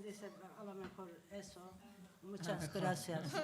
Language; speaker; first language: Spanish; non-native, learner; Turkish